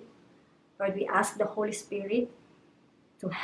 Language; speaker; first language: English; non-native, local second language; Filipino